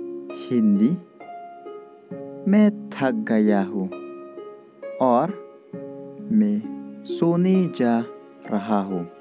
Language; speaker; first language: Hindi; non-native, local second language; Khasi